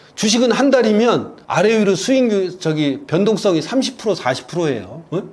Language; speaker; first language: Korean; native; Korean